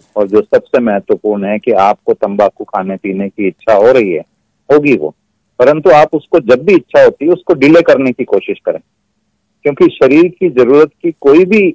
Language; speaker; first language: Hindi; native; Hindi